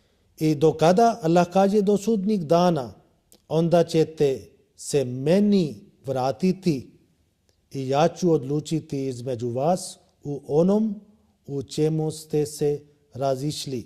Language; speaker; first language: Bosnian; non-native, learner; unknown